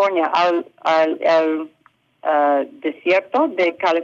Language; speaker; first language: Spanish; early bilingual, heritage; English